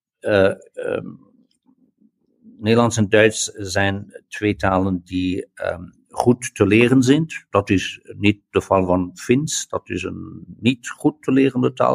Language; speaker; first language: Dutch; non-native, learner; German